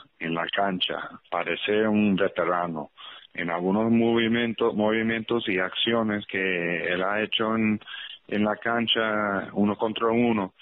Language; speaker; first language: Spanish; early bilingual, heritage; English